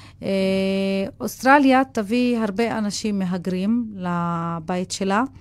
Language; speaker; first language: Hebrew; non-native, local second language; Arabic